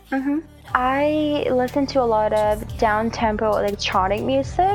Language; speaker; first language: English; non-native, fluent; Korean